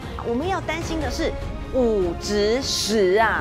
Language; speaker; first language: Chinese; native; Chinese